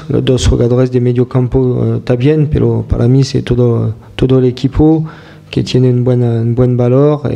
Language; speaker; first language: Spanish; non-native, fluent; French